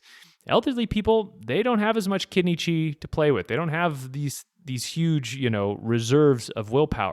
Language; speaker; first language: English; native; English